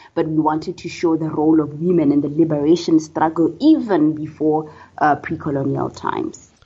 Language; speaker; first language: English; non-native, local second language; Tswana